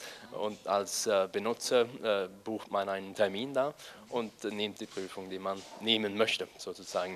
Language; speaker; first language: German; non-native, fluent; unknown